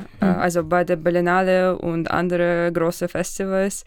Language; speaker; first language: German; non-native, fluent; Russian